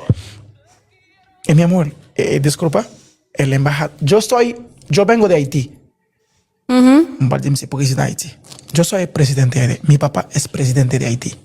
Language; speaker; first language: Spanish; non-native, learner; Haitian Creole